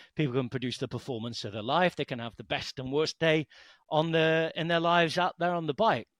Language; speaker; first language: English; native; English